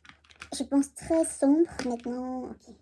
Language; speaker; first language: French; non-native, learner; Korean